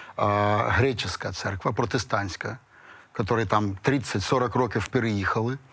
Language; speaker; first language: Ukrainian; non-native, local second language; Russian